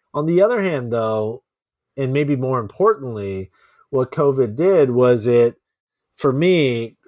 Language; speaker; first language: English; native; English